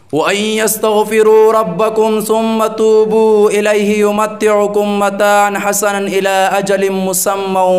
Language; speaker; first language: Arabic; non-native, fluent; Urdu